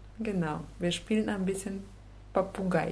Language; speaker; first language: German; non-native, fluent; Russian